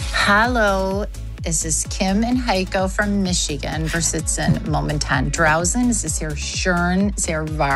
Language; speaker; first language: German; non-native, learner; English